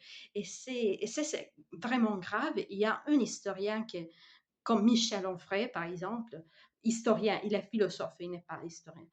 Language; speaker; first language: French; non-native, fluent; Italian